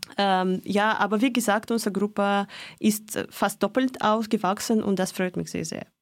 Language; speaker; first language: German; non-native, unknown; Russian